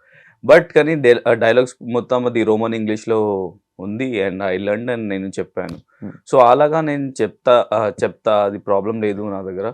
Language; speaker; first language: Telugu; non-native, learner; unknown